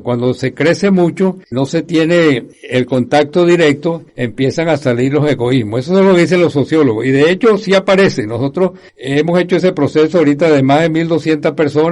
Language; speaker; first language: Spanish; native; Spanish